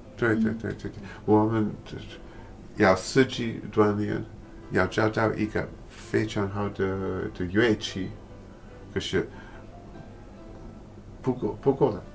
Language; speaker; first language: Chinese; non-native, learner; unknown